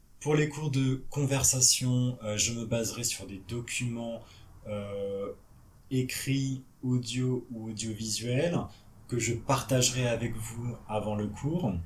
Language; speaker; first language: French; native; French